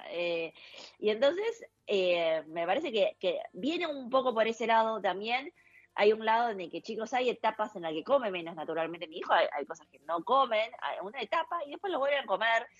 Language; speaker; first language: Spanish; early bilingual, other home language; Chinese